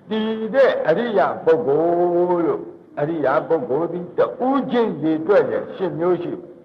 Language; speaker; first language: Burmese; native; Burmese